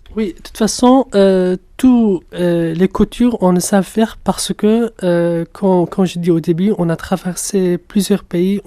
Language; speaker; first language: French; non-native, fluent; Kurdish